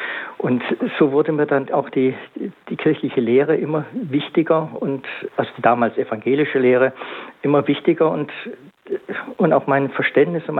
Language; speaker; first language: German; native; German